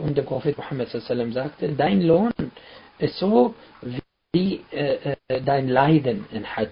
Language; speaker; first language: German; non-native, fluent; Arabic